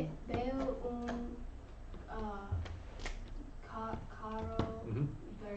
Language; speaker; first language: Spanish; non-native, learner; English